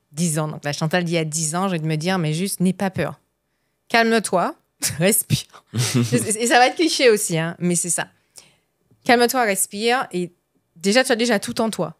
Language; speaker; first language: French; native; French